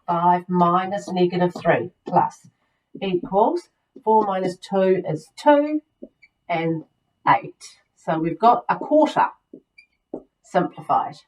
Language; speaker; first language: English; native; English